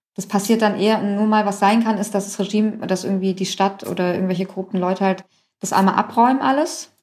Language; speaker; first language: German; native; German